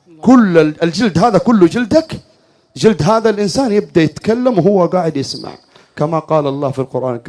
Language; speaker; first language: Arabic; native; Arabic